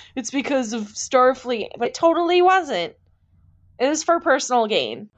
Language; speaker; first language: English; native; English